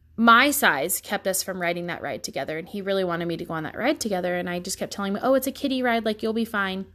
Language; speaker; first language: English; native; English